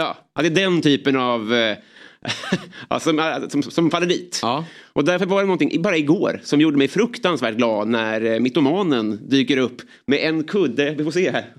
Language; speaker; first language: Swedish; native; Swedish